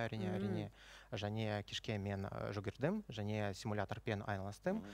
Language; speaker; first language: Kazakh; non-native, local second language; Russian